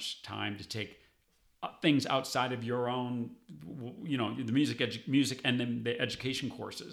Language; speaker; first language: English; native; English